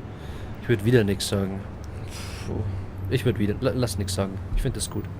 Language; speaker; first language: German; native; German